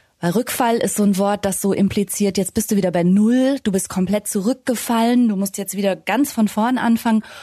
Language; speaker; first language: German; native; German